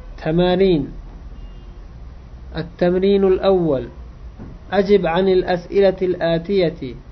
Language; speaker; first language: Arabic; non-native, fluent; Uzbek